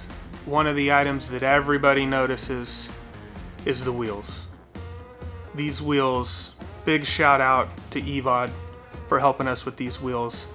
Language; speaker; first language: English; native; English